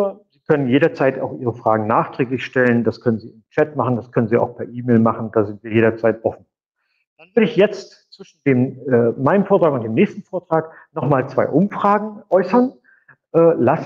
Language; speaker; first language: German; native; German